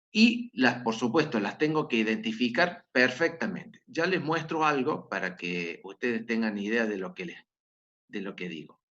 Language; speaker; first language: Spanish; native; Spanish